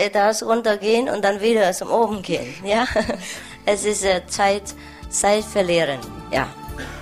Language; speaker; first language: German; non-native, learner; Vietnamese